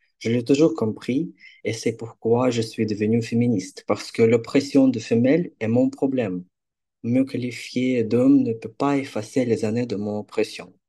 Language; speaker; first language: French; non-native, fluent; Ukrainian